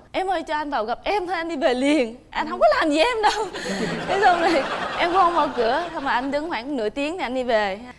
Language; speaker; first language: Vietnamese; native; Vietnamese